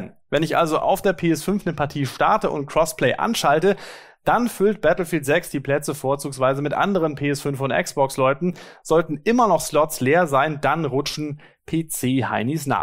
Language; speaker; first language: German; native; German